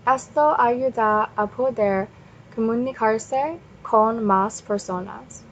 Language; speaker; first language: Spanish; non-native, learner; English